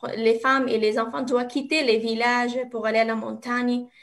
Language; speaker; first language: French; non-native, learner; Arabic